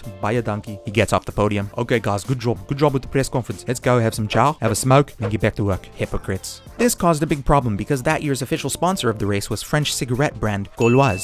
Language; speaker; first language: English; native; English